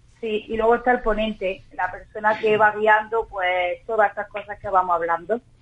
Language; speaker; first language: Spanish; native; Spanish